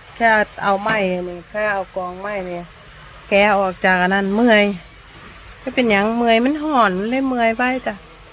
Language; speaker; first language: Thai; native; Thai